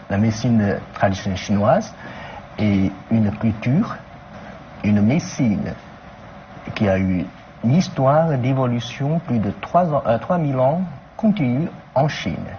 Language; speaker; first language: French; non-native, fluent; Chinese